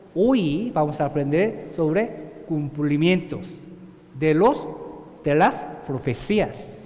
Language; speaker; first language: Spanish; non-native, fluent; Korean